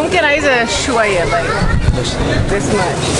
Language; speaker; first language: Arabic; non-native, learner; English